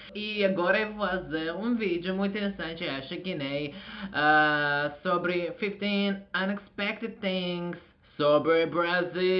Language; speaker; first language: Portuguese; non-native, learner; Azerbaijani